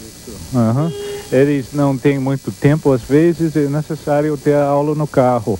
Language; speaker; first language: Portuguese; non-native, fluent; English